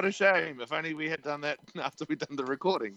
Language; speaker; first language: English; native; English